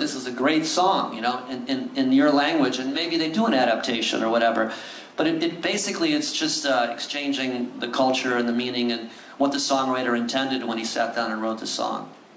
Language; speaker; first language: English; native; English